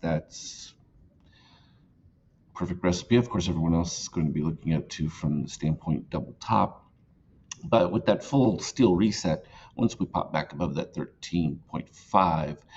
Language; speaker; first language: English; native; English